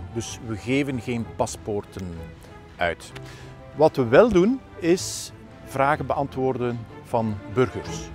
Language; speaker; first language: Dutch; non-native, fluent; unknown